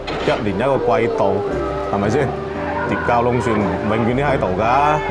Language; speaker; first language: Cantonese; native; Cantonese